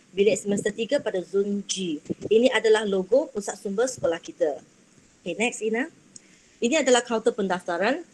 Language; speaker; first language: Malay; non-native, local second language; Chinese